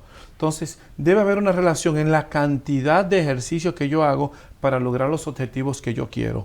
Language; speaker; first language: Spanish; native; Spanish